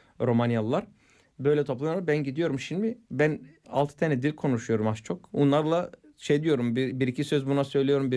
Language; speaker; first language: Turkish; non-native, fluent; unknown